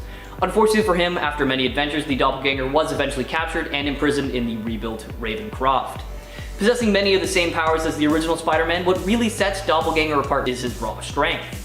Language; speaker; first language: English; native; English